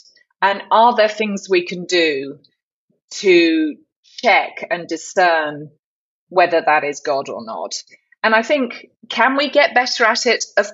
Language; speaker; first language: English; native; English